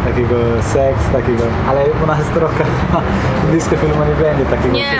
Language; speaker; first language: Polish; non-native, learner; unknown